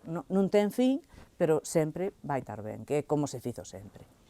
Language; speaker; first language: Galician; native; Galician